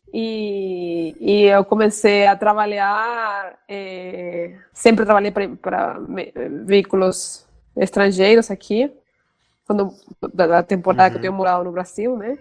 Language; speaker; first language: Portuguese; non-native, fluent; Spanish